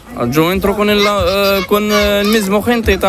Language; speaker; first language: Spanish; non-native, learner; Arabic